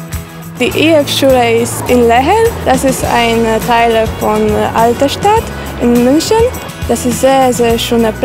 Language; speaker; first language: German; non-native, learner; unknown